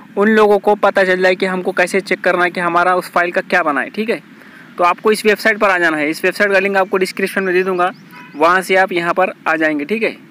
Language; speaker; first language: Hindi; non-native, local second language; Marathi